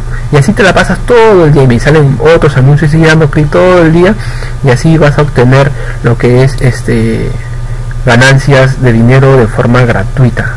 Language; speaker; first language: Spanish; native; Spanish